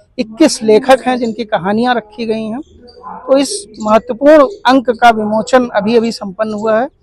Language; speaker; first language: Hindi; native; Hindi